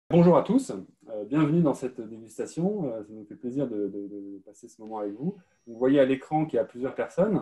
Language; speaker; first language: French; native; French